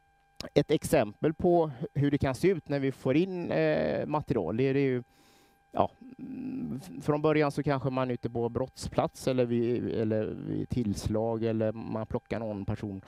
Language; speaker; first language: Swedish; native; Swedish